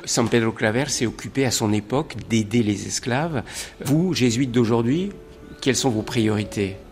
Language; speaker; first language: French; native; French